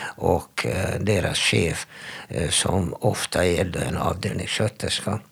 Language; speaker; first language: Swedish; non-native, fluent; Hebrew